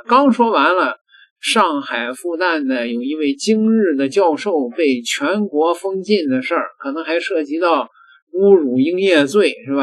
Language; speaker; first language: Chinese; native; Chinese